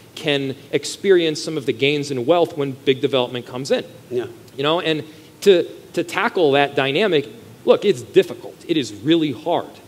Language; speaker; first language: English; native; English